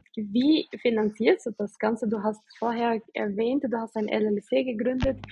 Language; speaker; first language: German; non-native, fluent; Portuguese